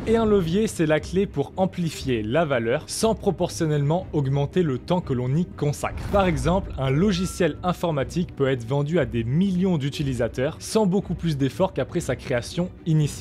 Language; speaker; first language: French; native; French